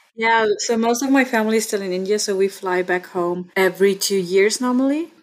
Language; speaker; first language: English; non-native, fluent; German